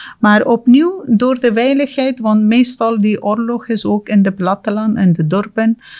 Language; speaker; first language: Dutch; non-native, fluent; Persian